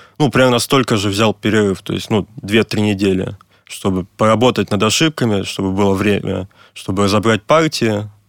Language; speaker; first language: Russian; native; Russian